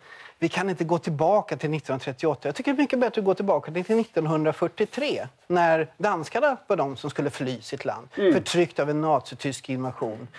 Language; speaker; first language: Swedish; native; Swedish